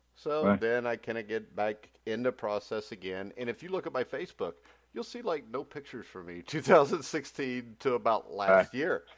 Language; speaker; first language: English; native; English